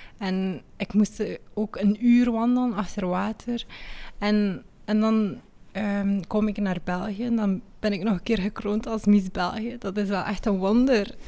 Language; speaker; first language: Dutch; early bilingual, other home language; Amharic